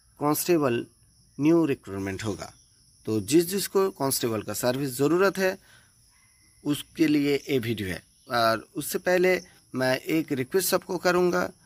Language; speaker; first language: Hindi; non-native, local second language; Bangla